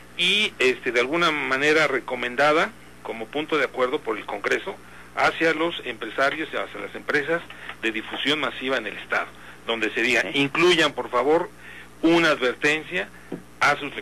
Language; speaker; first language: Spanish; native; Spanish